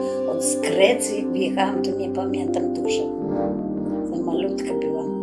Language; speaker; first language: Polish; early bilingual, other home language; Macedonian